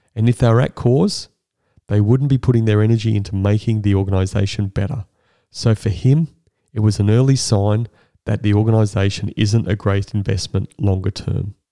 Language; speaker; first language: English; native; English